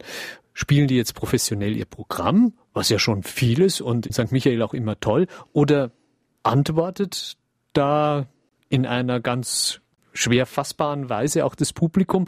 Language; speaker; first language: German; native; German